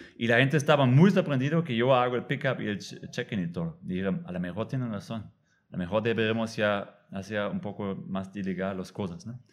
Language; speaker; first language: Spanish; non-native, fluent; German